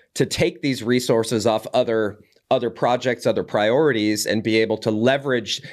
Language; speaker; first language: English; native; English